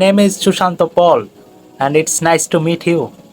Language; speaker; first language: English; non-native, learner; Bangla